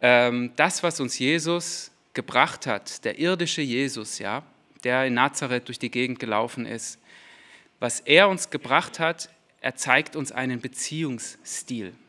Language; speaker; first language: German; native; German